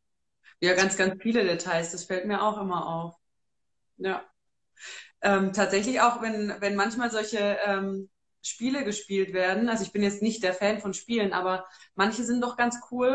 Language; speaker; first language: German; native; German